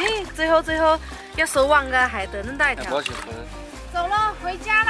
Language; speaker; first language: Chinese; non-native, local second language; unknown